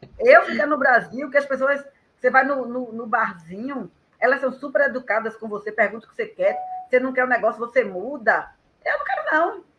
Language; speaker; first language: Portuguese; native; Portuguese